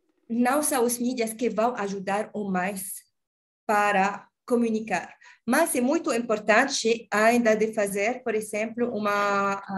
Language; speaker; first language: Portuguese; non-native, learner; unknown